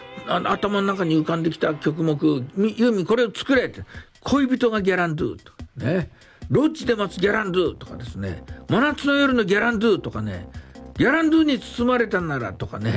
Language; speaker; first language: Japanese; native; Japanese